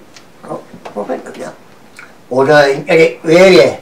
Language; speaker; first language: German; non-native, learner; Romanian